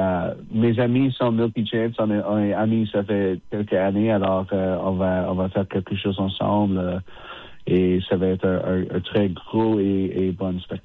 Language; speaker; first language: French; non-native, local second language; English